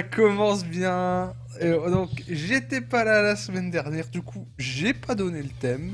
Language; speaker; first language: French; native; French